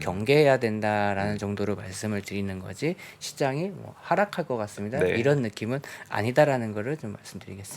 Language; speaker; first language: Korean; native; Korean